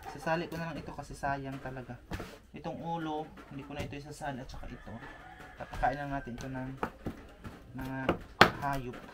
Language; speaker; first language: Filipino; non-native, local second language; Cebuano